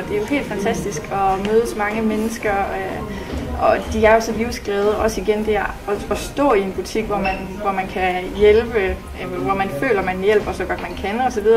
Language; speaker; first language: Danish; native; Danish